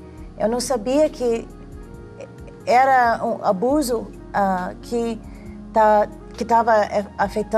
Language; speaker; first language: Portuguese; non-native, learner; English